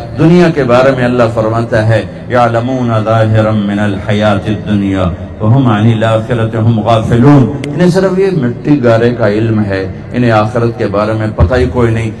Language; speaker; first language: Urdu; non-native, local second language; Punjabi